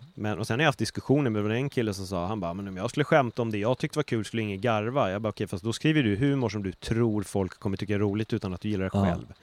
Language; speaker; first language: Swedish; native; Swedish